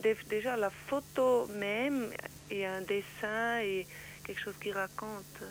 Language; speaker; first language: French; non-native, learner; Swiss German